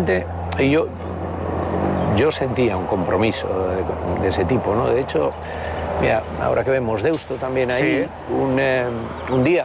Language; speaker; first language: Spanish; native; Spanish